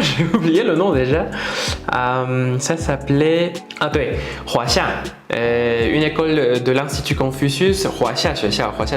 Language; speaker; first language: French; non-native, fluent; Spanish